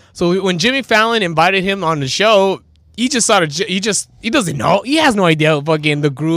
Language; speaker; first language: English; early bilingual, other home language; Spanish